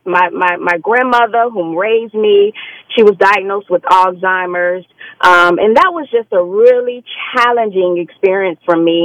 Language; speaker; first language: English; native; English